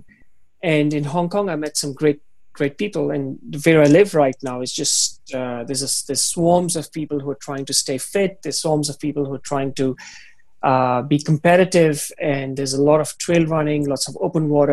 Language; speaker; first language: English; non-native, local second language; Hindi